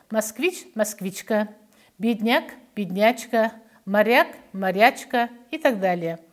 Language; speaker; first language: Russian; non-native, local second language; Kazakh